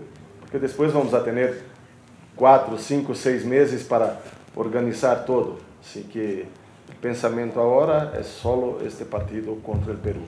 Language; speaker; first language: Spanish; non-native, fluent; Portuguese